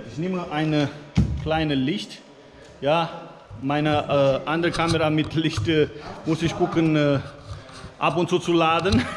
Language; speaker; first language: German; non-native, fluent; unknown